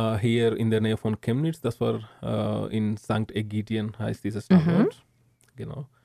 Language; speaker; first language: German; non-native, learner; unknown